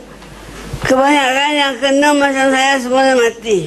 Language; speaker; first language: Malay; non-native, local second language; Chinese